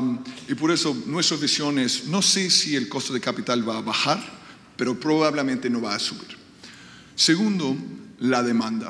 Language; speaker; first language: Spanish; non-native, fluent; English